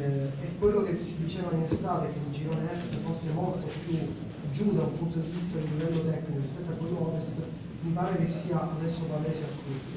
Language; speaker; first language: Italian; native; Italian